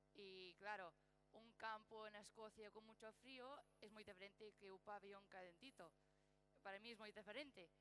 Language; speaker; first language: Spanish; non-native, learner; English